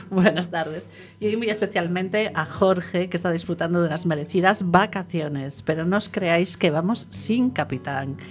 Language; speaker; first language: Spanish; native; Spanish